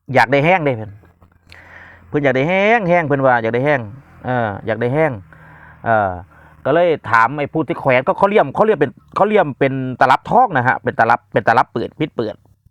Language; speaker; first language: Thai; native; Thai